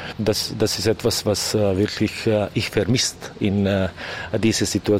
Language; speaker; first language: German; non-native, learner; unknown